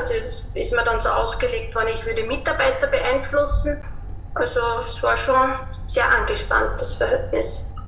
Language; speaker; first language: German; native; German